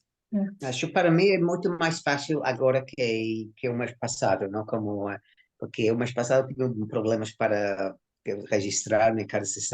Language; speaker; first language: Portuguese; non-native, learner; Spanish